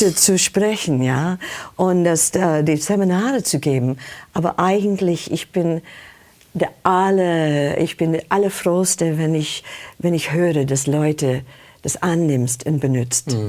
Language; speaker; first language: German; non-native, fluent; English